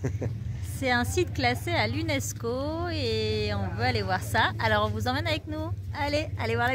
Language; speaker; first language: French; native; French